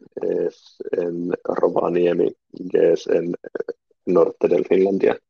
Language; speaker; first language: Spanish; non-native, learner; Finnish